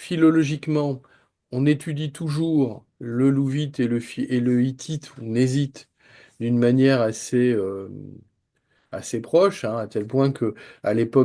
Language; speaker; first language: French; native; French